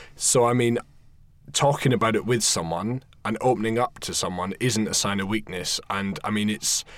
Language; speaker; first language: English; native; English